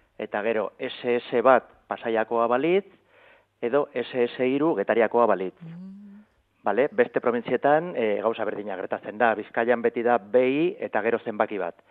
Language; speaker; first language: Basque; non-native, local second language; Spanish